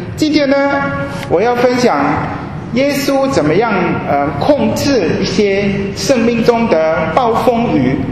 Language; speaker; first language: Chinese; non-native, fluent; German